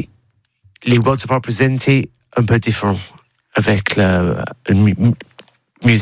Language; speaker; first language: French; non-native, learner; English